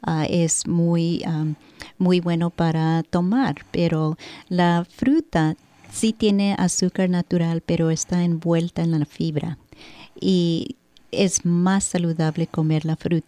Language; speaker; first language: Spanish; early bilingual, heritage; Spanish